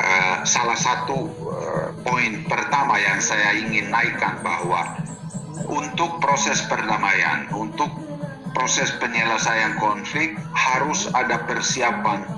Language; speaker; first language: Indonesian; non-native, fluent; Finnish